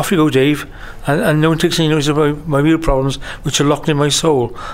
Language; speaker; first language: English; native; English